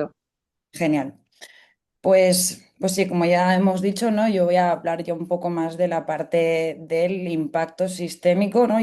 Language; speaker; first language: Spanish; native; Spanish